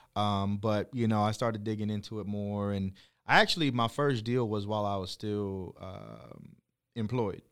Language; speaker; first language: English; native; English